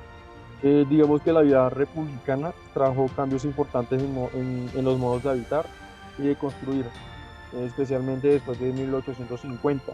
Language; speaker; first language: Spanish; native; Spanish